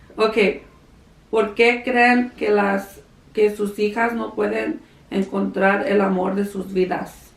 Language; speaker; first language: Spanish; early bilingual, heritage; Spanish